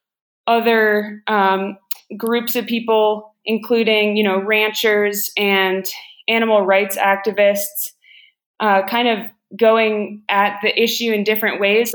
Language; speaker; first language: English; native; English